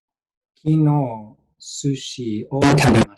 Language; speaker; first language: Japanese; non-native, learner; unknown